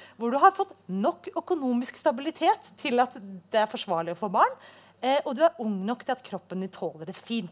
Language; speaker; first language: Norwegian; native; Norwegian